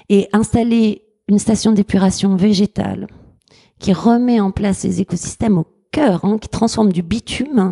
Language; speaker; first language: French; native; French